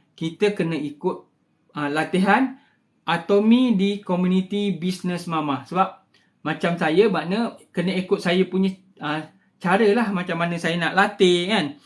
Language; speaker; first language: Malay; native; Malay